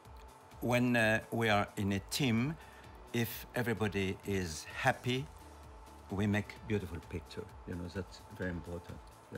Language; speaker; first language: English; non-native, learner; French